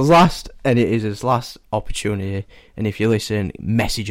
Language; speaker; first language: English; native; English